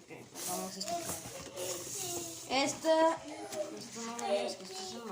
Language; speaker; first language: Spanish; native; Spanish